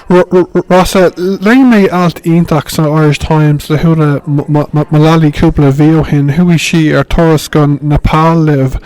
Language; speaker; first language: Irish; non-native, local second language; English